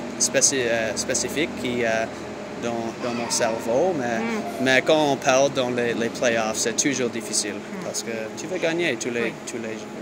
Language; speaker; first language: French; non-native, learner; English